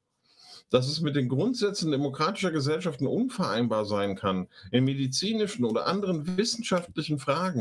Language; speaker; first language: German; native; German